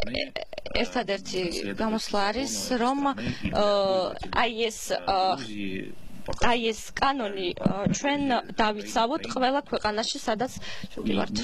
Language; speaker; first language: Georgian; non-native, local second language; Russian